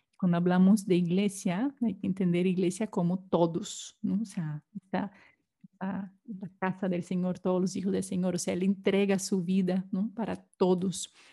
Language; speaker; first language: Spanish; non-native, fluent; Portuguese